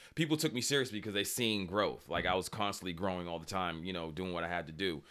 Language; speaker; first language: English; native; English